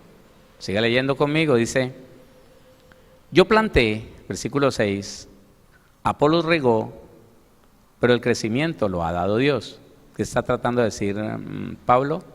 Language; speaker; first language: Spanish; native; Spanish